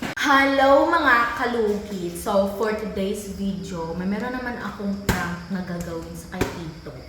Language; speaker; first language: Filipino; non-native, local second language; Cebuano